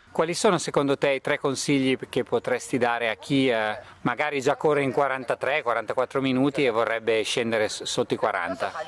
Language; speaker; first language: Italian; native; Italian